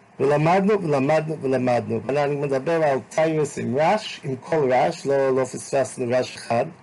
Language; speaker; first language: Hebrew; non-native, fluent; English